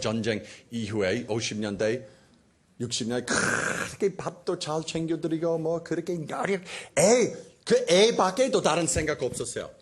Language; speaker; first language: Korean; non-native, fluent; English